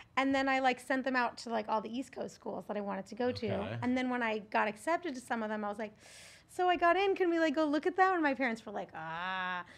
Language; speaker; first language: English; native; English